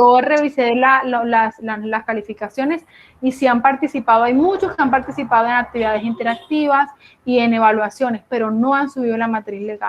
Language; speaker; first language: Spanish; native; Spanish